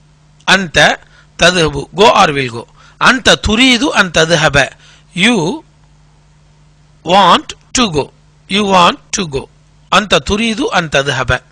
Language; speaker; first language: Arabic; non-native, fluent; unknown